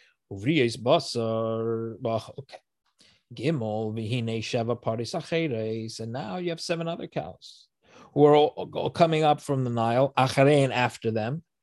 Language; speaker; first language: English; native; English